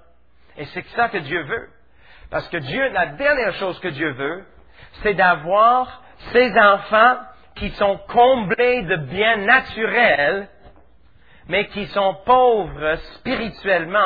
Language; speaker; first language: French; native; French